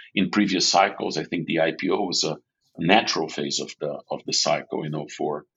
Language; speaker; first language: English; non-native, fluent; Portuguese